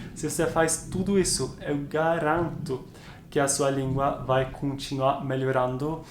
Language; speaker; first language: Portuguese; non-native, fluent; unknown